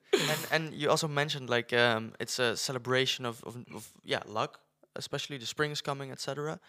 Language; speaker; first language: English; non-native, fluent; Dutch